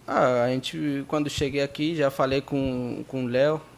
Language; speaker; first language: Portuguese; non-native, fluent; Spanish